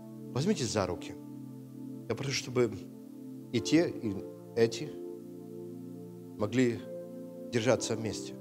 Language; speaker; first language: Russian; native; Russian